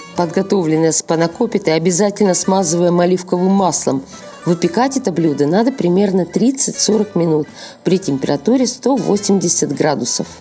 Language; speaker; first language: Russian; native; Russian